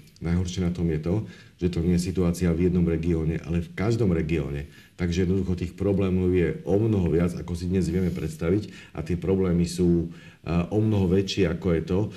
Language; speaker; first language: Slovak; native; Slovak